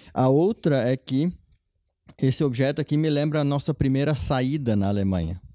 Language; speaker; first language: Portuguese; non-native, local second language; German